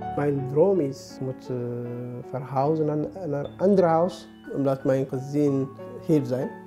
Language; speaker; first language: Dutch; non-native, learner; Tigrinya